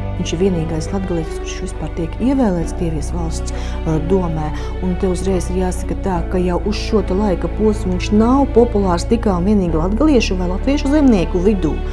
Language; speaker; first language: Latvian; native; Latvian